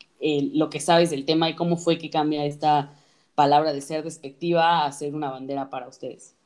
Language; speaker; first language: Spanish; native; Spanish